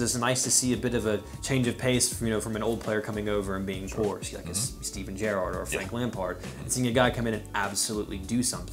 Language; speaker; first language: English; native; English